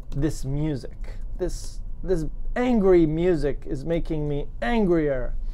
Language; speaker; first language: English; native; English